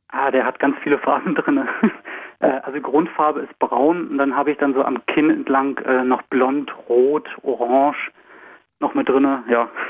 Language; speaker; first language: German; native; German